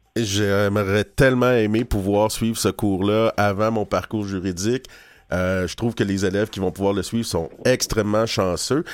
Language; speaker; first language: French; native; French